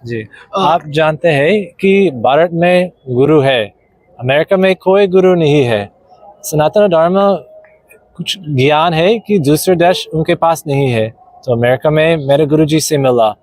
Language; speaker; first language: Hindi; non-native, learner; English